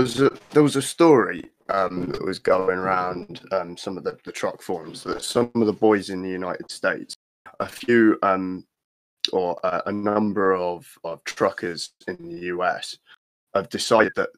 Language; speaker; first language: English; native; English